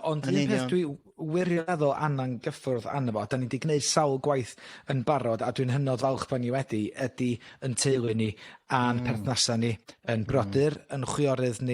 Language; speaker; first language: Welsh; native; Welsh